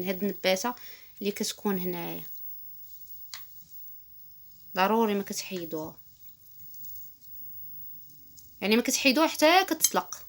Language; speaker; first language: Arabic; native; Arabic